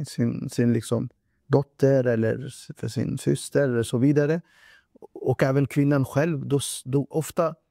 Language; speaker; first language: Swedish; non-native, fluent; Urdu